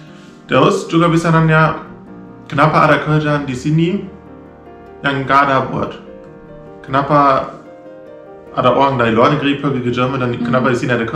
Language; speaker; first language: Indonesian; non-native, learner; German